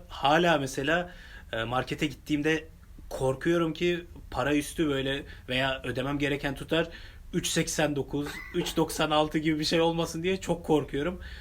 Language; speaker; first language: Turkish; native; Turkish